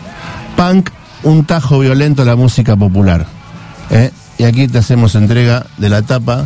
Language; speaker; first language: Spanish; native; Spanish